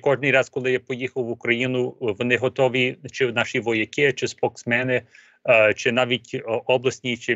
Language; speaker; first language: Ukrainian; early bilingual, heritage; Ukrainian